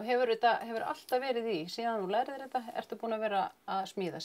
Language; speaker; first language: Icelandic; native; Icelandic